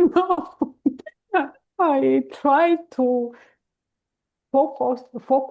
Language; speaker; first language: English; non-native, learner; Romanian